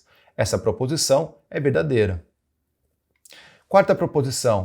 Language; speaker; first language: Portuguese; native; Portuguese